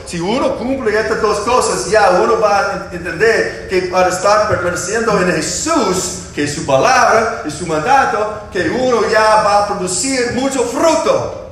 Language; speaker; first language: Spanish; non-native, fluent; English